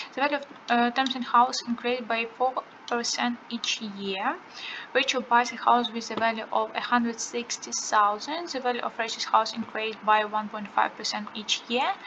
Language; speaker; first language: English; non-native, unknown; Ukrainian